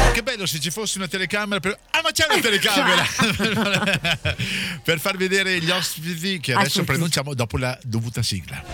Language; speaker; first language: Italian; native; Italian